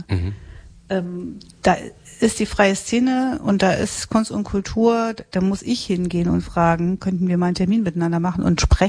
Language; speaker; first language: German; native; German